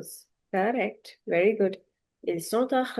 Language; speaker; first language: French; non-native, fluent; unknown